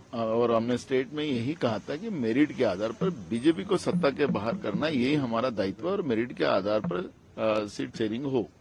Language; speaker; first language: Hindi; non-native, local second language; Marathi